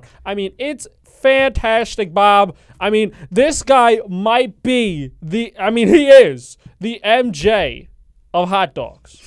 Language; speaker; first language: English; native; English